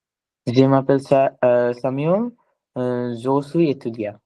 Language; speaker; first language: French; non-native, learner; Bangla